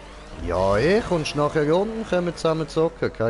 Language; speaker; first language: German; native; German